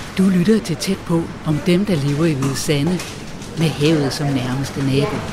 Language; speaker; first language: Danish; native; Danish